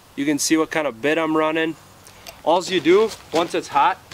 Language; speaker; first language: English; native; English